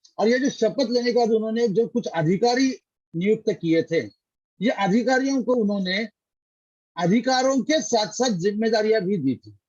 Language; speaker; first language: Hindi; non-native, local second language; Marathi